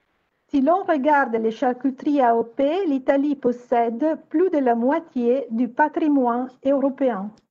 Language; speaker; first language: French; non-native, fluent; Italian